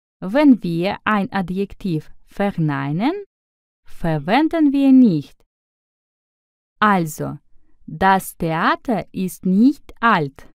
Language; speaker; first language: German; non-native, fluent; Russian